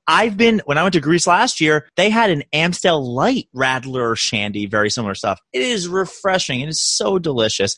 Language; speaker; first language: English; native; English